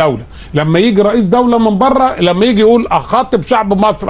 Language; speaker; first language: Arabic; native; Arabic